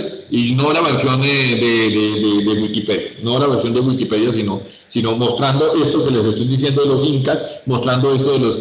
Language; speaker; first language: Spanish; native; Spanish